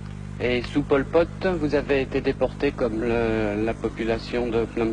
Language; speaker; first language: French; native; French